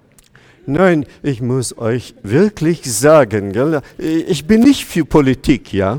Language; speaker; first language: German; non-native, fluent; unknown